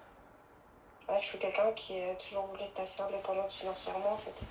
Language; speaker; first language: French; native; French